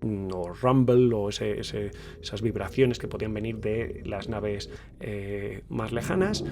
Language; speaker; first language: Spanish; native; Spanish